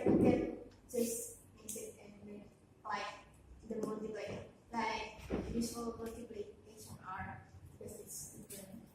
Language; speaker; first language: English; non-native, learner; Indonesian